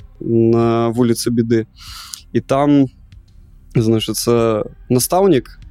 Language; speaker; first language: Belarusian; non-native, local second language; Russian